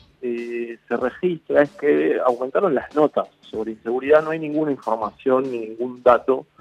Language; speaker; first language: Spanish; native; Spanish